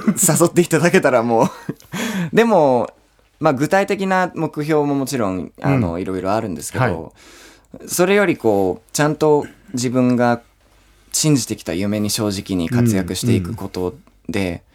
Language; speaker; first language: Japanese; non-native, fluent; English